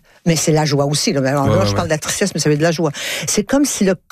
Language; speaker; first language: French; native; French